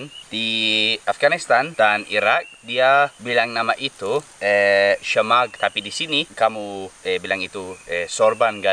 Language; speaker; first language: Indonesian; non-native, learner; English